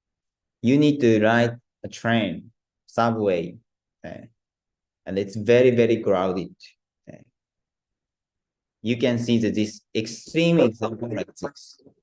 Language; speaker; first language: English; non-native, learner; Japanese